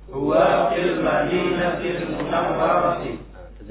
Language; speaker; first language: Arabic; non-native, learner; Indonesian